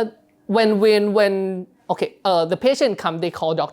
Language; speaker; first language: English; non-native, learner; Thai